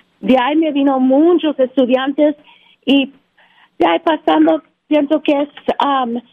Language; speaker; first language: Spanish; early bilingual, heritage; Spanish